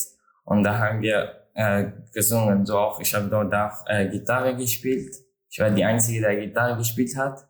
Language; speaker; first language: German; non-native, learner; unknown